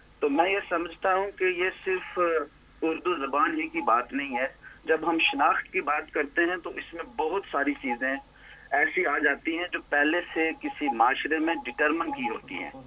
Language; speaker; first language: Urdu; native; Urdu